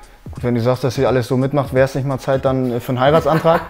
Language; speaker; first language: German; native; German